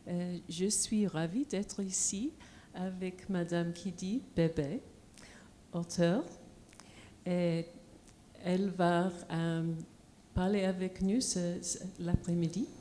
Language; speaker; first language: French; non-native, fluent; English